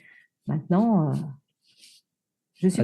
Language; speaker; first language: French; native; French